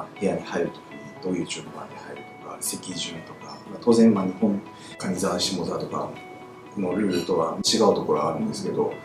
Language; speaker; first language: Japanese; non-native, fluent; Chinese